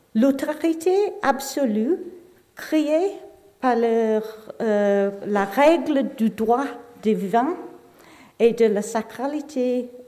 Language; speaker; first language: French; non-native, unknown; English